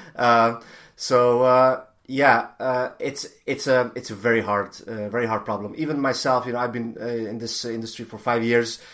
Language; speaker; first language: English; non-native, fluent; Hungarian